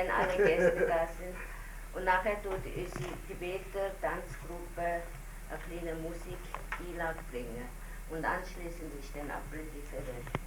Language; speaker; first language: German; non-native, learner; Tibetan